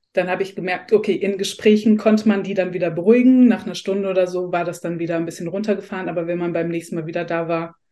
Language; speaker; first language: German; native; German